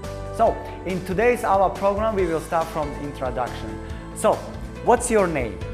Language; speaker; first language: English; non-native, learner; Tajik